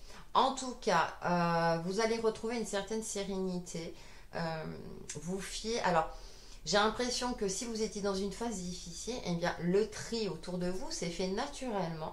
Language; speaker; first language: French; native; French